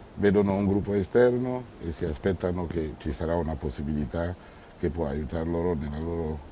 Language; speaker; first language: Italian; non-native, fluent; French